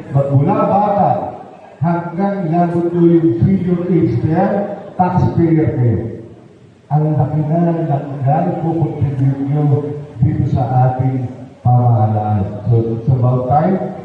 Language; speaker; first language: Filipino; native; Filipino